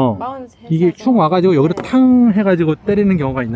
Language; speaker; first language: Korean; native; Korean